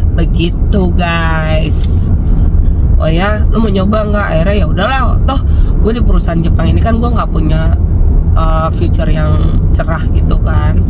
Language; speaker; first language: Indonesian; native; Indonesian